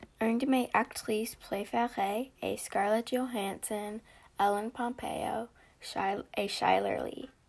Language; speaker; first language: French; non-native, learner; English